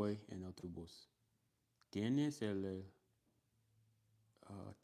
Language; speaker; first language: Spanish; non-native, learner; English